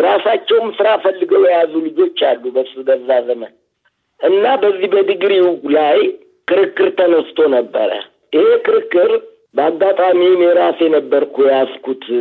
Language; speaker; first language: Amharic; native; Amharic